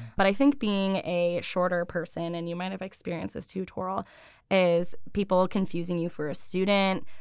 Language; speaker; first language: English; native; English